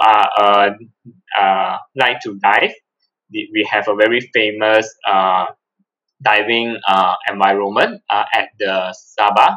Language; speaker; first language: English; non-native, local second language; Cantonese